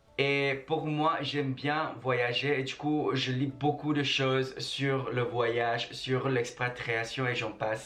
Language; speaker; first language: French; non-native, fluent; Chinese